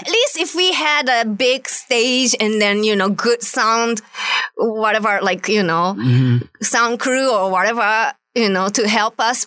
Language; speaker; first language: English; non-native, fluent; Japanese